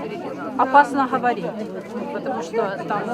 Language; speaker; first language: Russian; native; Russian